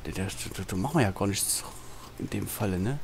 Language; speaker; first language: German; native; German